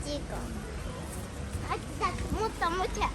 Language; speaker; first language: Japanese; early bilingual, other home language; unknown